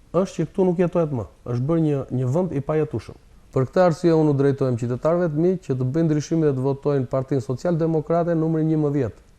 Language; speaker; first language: Albanian; native; Albanian